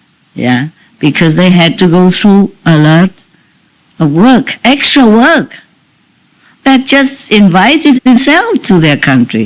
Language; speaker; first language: English; non-native, fluent; Vietnamese